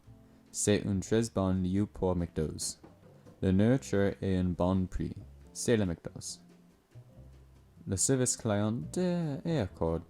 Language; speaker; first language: French; non-native, learner; English